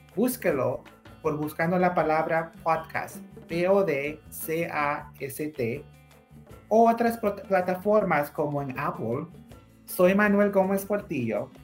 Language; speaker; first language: Spanish; native; Spanish